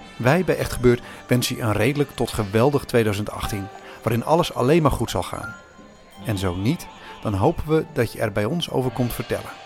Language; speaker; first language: Dutch; native; Dutch